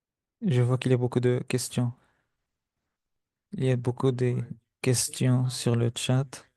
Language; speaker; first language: French; non-native, fluent; Spanish